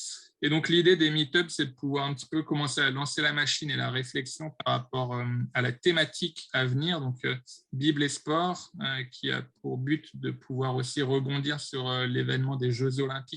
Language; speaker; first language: French; native; French